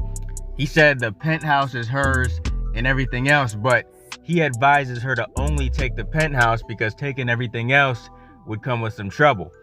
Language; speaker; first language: English; native; English